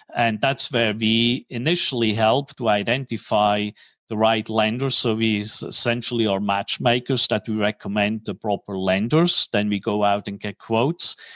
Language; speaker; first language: English; non-native, fluent; German